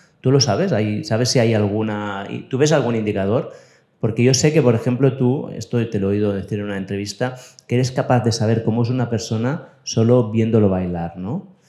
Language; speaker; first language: Spanish; native; Spanish